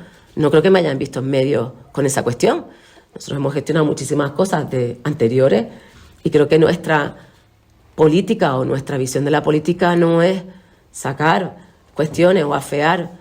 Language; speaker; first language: Spanish; native; Spanish